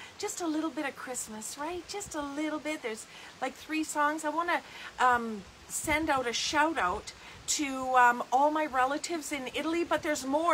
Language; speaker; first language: English; native; English